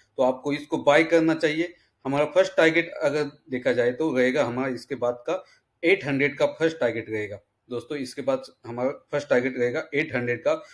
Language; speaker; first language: Hindi; native; Hindi